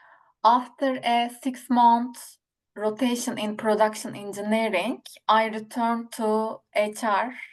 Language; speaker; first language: English; non-native, learner; Turkish